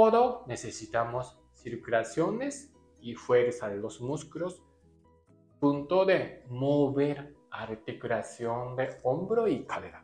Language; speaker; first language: Spanish; non-native, learner; Japanese